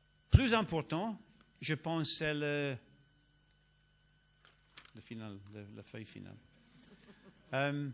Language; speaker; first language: French; non-native, learner; English